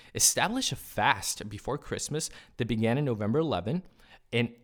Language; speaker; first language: English; early bilingual, other home language; Spanish